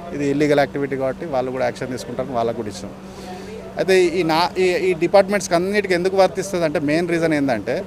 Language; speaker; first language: Telugu; native; Telugu